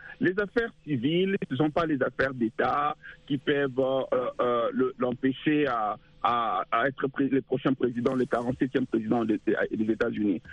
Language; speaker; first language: French; non-native, local second language; Lingala